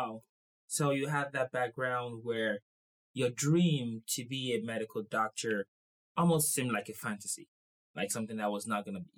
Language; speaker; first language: English; non-native, local second language; Yoruba